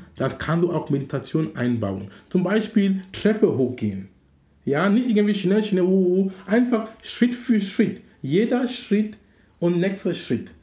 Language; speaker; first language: German; non-native, fluent; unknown